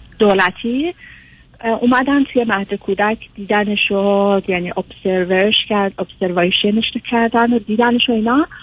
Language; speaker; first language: Persian; native; Persian